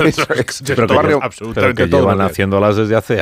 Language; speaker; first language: Spanish; native; Spanish